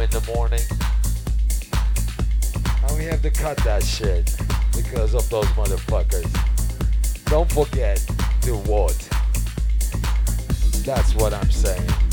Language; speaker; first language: English; non-native, fluent; Turkish